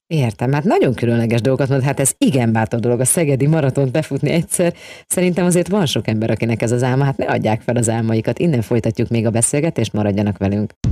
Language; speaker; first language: Hungarian; native; Hungarian